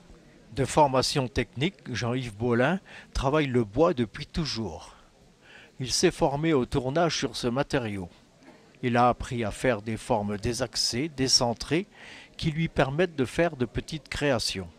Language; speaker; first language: French; native; French